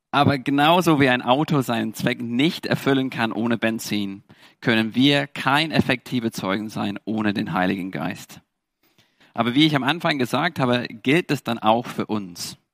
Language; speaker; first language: German; non-native, fluent; English